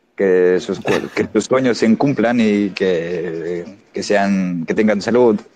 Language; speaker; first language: Spanish; non-native, learner; Latvian